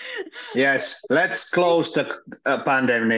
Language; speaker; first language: English; non-native, learner; Finnish